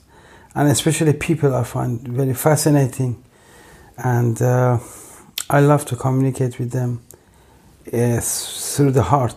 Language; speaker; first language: English; non-native, fluent; Persian